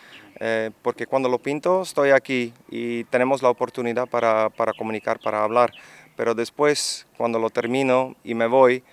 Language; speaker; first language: Spanish; non-native, fluent; Dutch